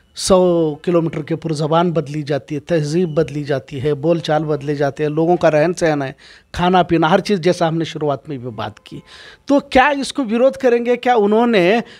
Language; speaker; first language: Hindi; non-native, local second language; Urdu